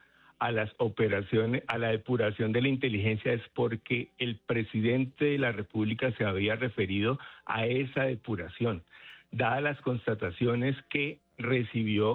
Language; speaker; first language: Spanish; native; Spanish